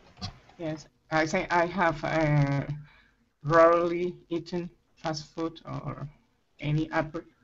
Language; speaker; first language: English; non-native, learner; Spanish